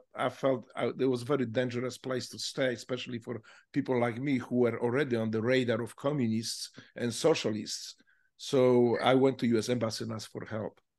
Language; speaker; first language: English; non-native, fluent; Polish